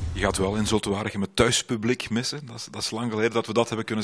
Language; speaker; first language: Dutch; native; Dutch